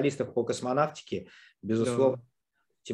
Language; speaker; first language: Russian; native; Russian